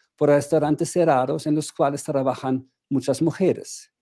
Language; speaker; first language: Spanish; non-native, fluent; German